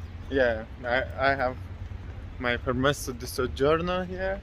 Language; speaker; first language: Italian; non-native, learner; Persian